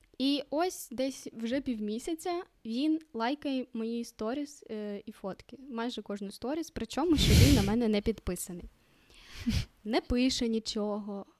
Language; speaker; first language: Ukrainian; non-native, local second language; Russian